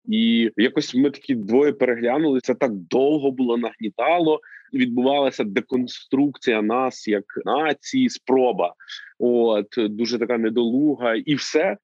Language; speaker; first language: Ukrainian; native; Ukrainian